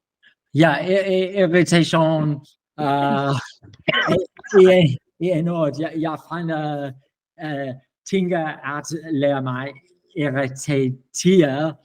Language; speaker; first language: Danish; non-native, learner; English